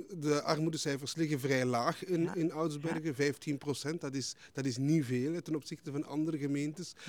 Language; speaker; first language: Dutch; native; Dutch